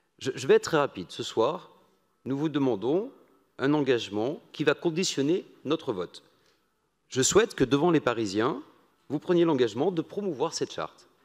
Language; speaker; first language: French; native; French